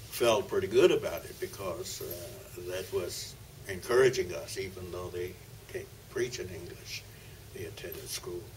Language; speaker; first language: English; early bilingual, other home language; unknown